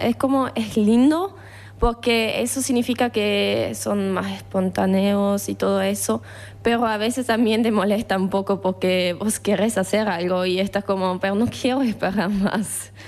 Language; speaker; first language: Spanish; non-native, fluent; German